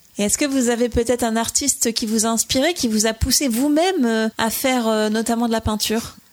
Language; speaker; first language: French; native; French